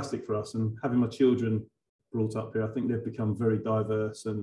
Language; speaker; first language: English; native; English